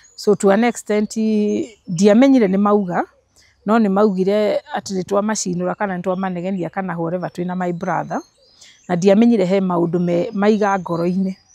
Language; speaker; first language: Kikuyu; native; Kikuyu